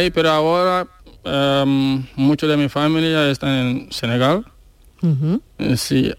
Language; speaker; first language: Spanish; non-native, learner; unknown